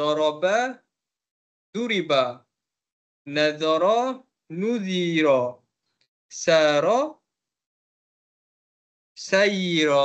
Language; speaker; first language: Arabic; non-native, learner; Malay